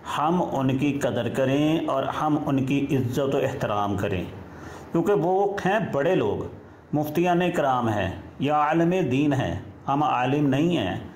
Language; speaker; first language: Urdu; non-native, local second language; Punjabi